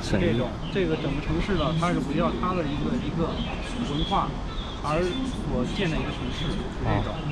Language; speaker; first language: Chinese; native; Chinese